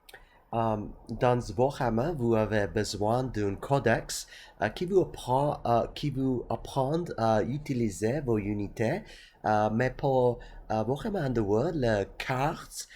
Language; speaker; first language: French; non-native, learner; English